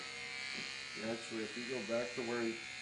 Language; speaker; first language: English; native; English